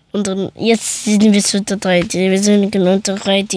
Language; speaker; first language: German; early bilingual, other home language; Persian